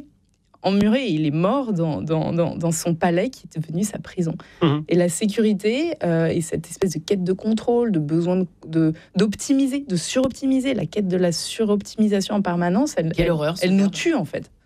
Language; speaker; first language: French; native; French